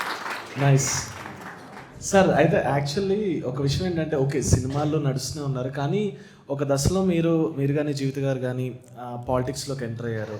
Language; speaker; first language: Telugu; native; Telugu